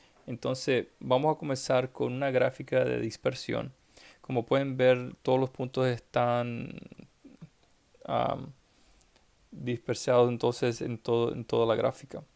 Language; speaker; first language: Spanish; early bilingual, heritage; English